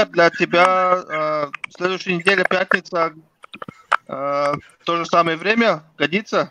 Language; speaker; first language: Russian; non-native, local second language; Latvian